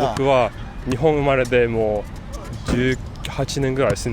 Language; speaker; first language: Japanese; early bilingual, other home language; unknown